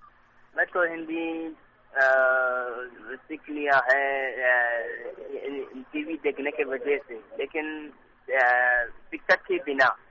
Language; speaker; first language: Hindi; non-native, learner; Hausa